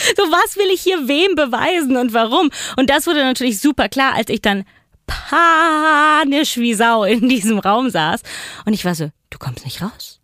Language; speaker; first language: German; non-native, fluent; Italian